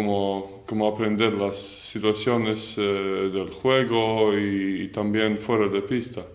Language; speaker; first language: Spanish; non-native, learner; Latvian